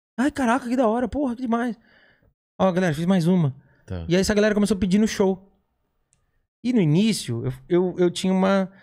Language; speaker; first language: Portuguese; native; Portuguese